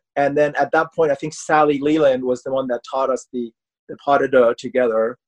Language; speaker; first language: English; non-native, fluent; Persian